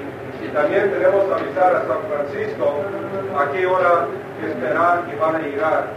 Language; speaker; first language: Spanish; non-native, fluent; English